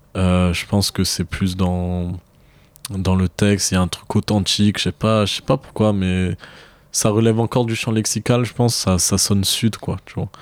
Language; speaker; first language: French; native; French